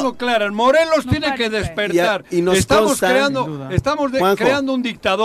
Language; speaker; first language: Spanish; native; Spanish